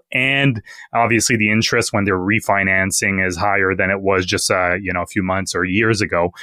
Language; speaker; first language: English; non-native, fluent; French